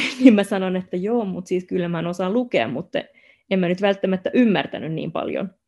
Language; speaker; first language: Finnish; non-native, local second language; Swedish